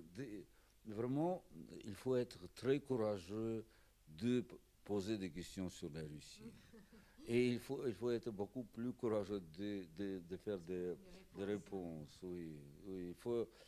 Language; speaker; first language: French; non-native, fluent; Russian